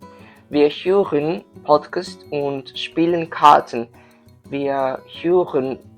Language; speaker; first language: German; non-native, learner; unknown